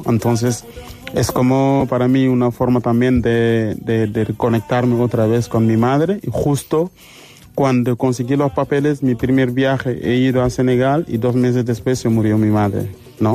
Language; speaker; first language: Spanish; non-native, fluent; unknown